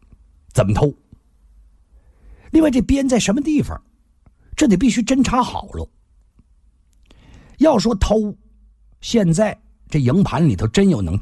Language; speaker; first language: Chinese; native; Chinese